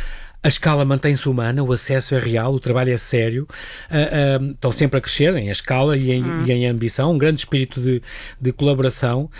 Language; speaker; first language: Portuguese; native; Portuguese